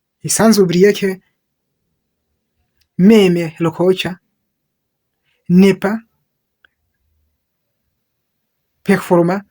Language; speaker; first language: French; non-native, local second language; Kinyarwanda